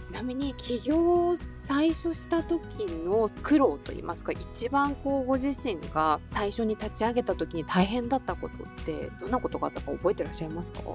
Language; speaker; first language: Japanese; native; Japanese